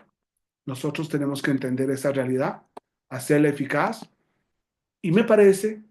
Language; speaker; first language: Spanish; native; Spanish